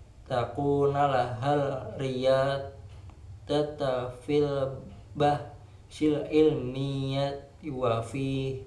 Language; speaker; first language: Arabic; non-native, learner; Indonesian